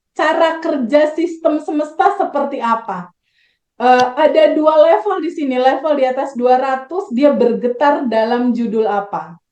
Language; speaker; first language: Indonesian; native; Indonesian